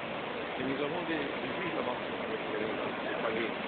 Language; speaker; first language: French; non-native, local second language; Arabic